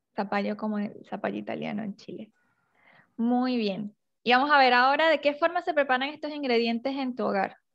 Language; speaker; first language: Spanish; native; Spanish